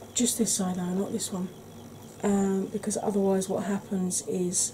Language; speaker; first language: English; native; English